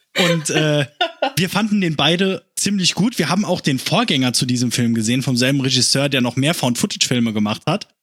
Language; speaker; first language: German; native; German